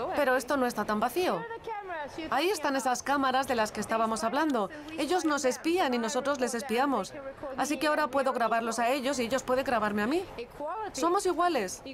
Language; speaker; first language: Spanish; non-native, fluent; Swedish